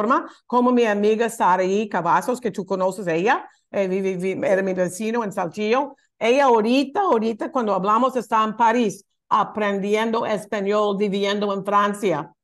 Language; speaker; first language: Spanish; non-native, learner; English